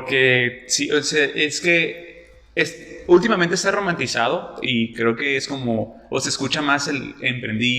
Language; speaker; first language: Spanish; native; Spanish